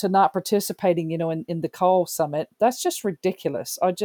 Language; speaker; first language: English; native; English